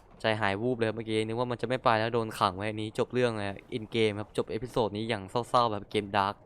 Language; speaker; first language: Thai; native; Thai